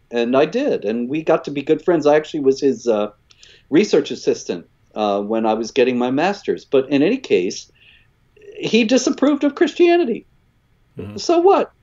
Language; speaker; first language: English; native; English